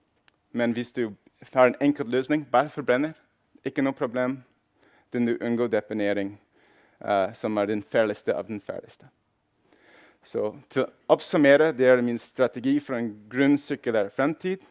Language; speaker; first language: Norwegian; non-native, fluent; English